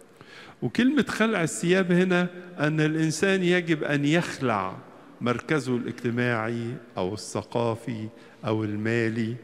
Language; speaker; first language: Arabic; native; Arabic